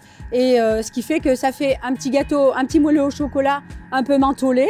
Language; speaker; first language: French; native; French